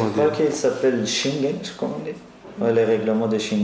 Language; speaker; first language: French; non-native, learner; Persian